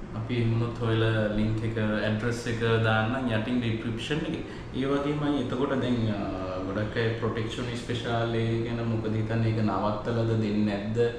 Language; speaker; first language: Sinhala; native; Sinhala